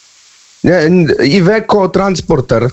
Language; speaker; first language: German; non-native, learner; Polish